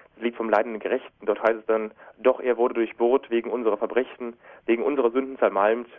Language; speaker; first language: German; native; German